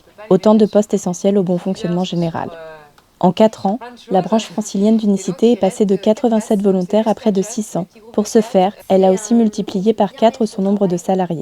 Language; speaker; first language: French; native; French